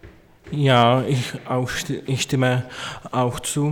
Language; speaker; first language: German; non-native, learner; Czech